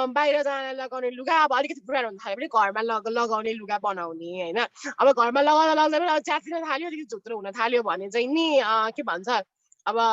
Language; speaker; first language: Nepali; non-native, local second language; Newari